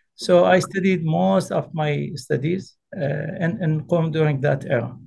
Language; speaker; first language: English; early bilingual, other home language; Arabic